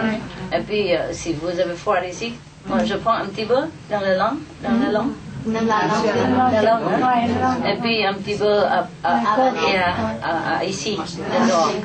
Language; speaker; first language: French; non-native, learner; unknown